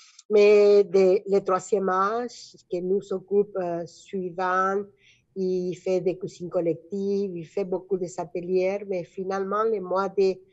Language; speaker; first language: French; non-native, fluent; Spanish